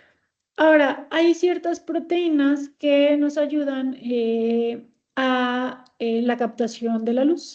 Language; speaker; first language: Spanish; native; Spanish